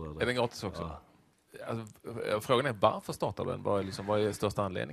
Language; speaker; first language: Swedish; native; Swedish